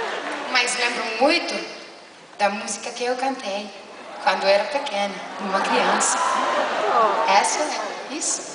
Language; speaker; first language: Portuguese; non-native, learner; Italian